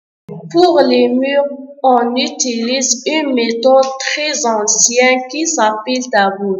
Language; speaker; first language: French; non-native, learner; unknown